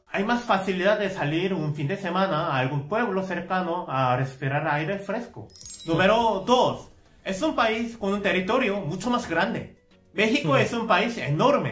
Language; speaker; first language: Spanish; non-native, fluent; Korean